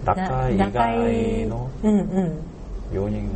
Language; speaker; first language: Japanese; non-native, learner; Korean